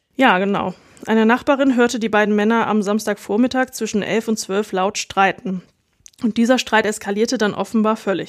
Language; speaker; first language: German; native; German